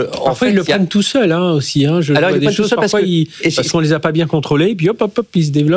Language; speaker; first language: French; native; French